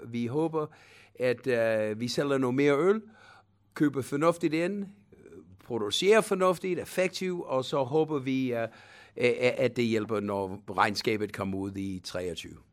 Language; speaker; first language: Danish; non-native, fluent; English